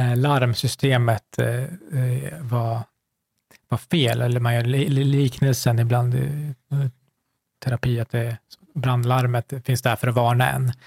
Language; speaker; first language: Swedish; early bilingual, other home language; Kurdish